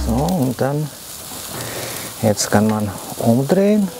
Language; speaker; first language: German; non-native, learner; Russian